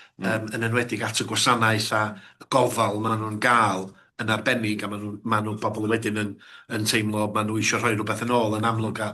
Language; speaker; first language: Welsh; native; Welsh